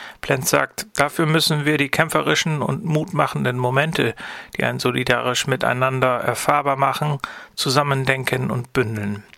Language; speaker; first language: German; native; German